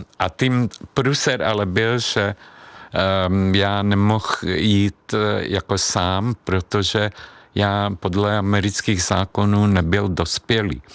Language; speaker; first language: Czech; non-native, fluent; Hungarian